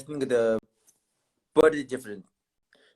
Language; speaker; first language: English; non-native, learner; Chinese